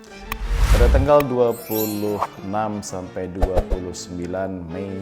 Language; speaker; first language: Indonesian; native; Indonesian